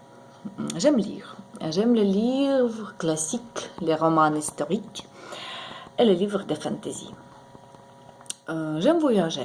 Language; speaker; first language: French; non-native, learner; Ukrainian